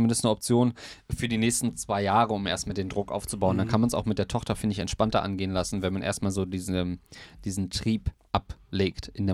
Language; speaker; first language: German; native; German